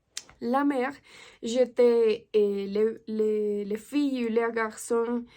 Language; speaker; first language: French; non-native, learner; Spanish